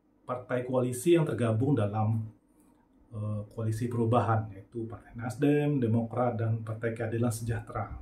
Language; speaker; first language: Indonesian; native; Indonesian